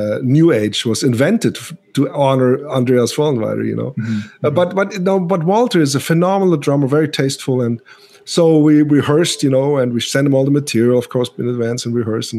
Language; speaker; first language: English; non-native, fluent; Swiss German